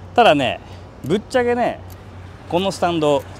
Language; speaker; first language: Japanese; native; Japanese